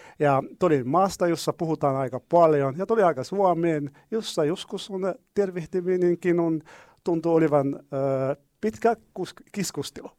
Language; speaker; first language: Finnish; non-native, learner; Arabic